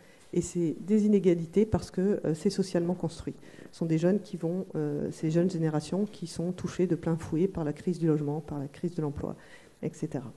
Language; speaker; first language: French; native; French